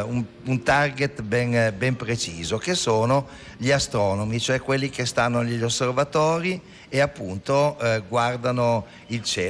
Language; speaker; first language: Italian; native; Italian